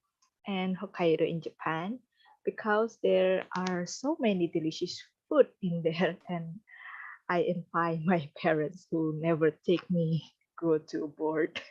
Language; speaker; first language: English; non-native, learner; Indonesian